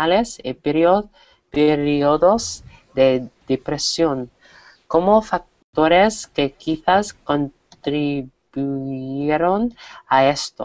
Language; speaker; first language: Spanish; non-native, learner; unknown